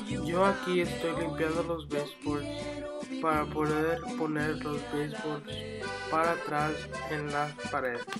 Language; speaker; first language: Spanish; non-native, learner; English